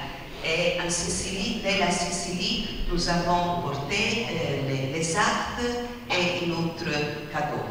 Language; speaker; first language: French; non-native, fluent; Italian